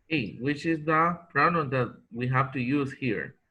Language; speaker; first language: English; non-native, fluent; Spanish